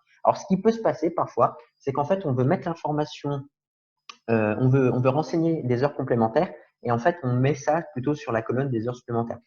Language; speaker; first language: French; native; French